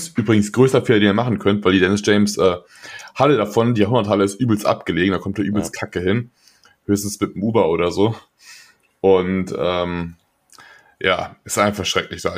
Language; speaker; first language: German; native; German